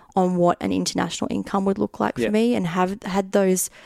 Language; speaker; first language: English; native; English